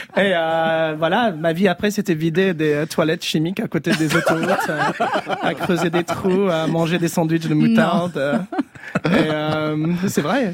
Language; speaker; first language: French; early bilingual, other home language; English